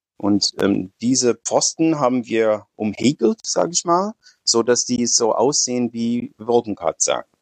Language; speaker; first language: German; non-native, fluent; English